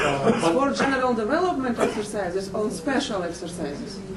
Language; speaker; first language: English; non-native, learner; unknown